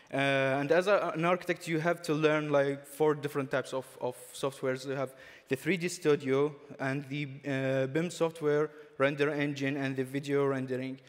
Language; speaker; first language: English; non-native, fluent; Arabic